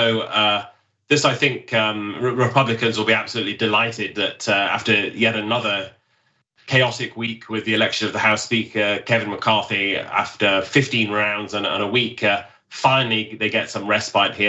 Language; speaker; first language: English; native; English